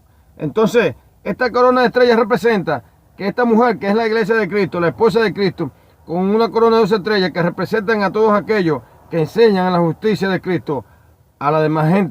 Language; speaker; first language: Spanish; native; Spanish